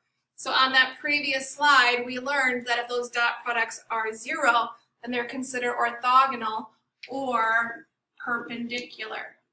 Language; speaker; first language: English; native; English